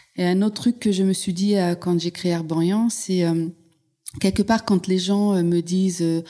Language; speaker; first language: French; non-native, fluent; Hungarian